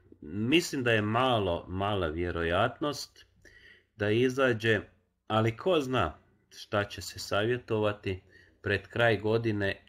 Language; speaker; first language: Croatian; non-native, local second language; Hungarian